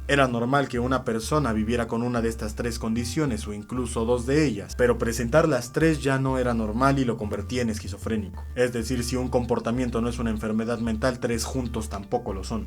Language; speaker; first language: Spanish; native; Spanish